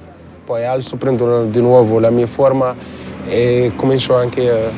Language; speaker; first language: Italian; non-native, learner; Arabic